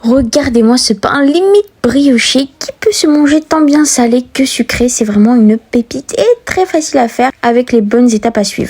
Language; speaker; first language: French; native; French